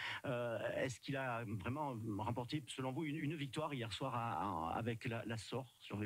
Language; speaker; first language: French; native; French